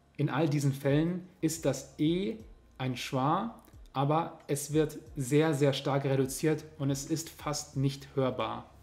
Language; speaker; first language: German; native; German